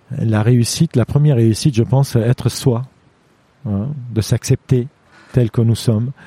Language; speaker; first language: French; non-native, fluent; Armenian